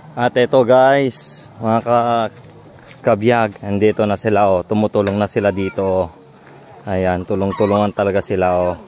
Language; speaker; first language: Filipino; non-native, local second language; Iloko